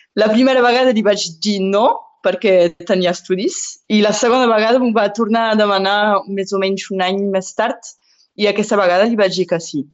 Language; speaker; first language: Catalan; non-native, local second language; French